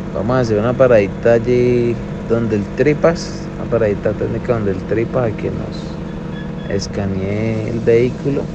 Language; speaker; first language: Spanish; native; Spanish